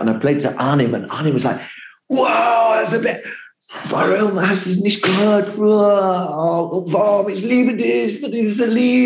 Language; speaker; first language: English; native; English